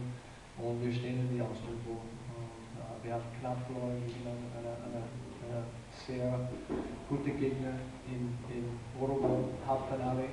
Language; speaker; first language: German; non-native, fluent; English